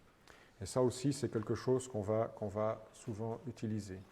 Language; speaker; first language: French; native; French